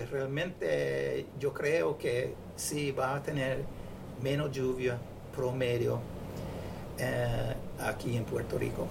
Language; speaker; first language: Spanish; non-native, fluent; English